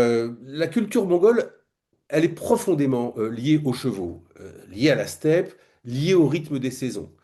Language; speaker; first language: French; native; French